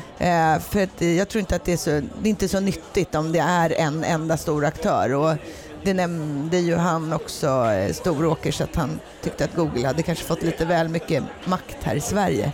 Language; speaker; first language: Swedish; native; Swedish